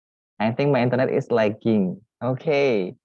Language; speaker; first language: English; non-native, learner; Indonesian